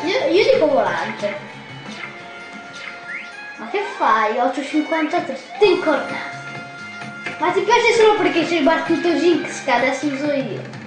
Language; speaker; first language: Italian; native; Italian